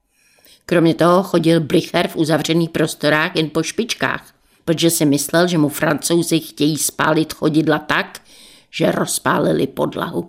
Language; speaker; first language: Czech; native; Czech